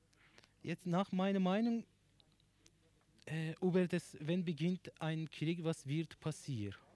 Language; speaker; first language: German; non-native, learner; Persian